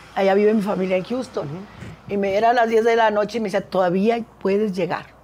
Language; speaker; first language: Spanish; native; Spanish